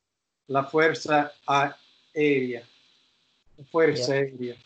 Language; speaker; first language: Spanish; non-native, learner; English